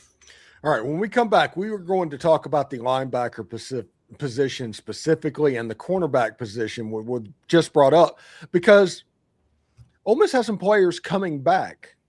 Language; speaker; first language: English; native; English